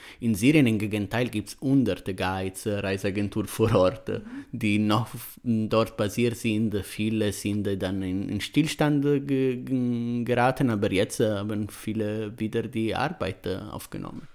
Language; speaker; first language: German; non-native, fluent; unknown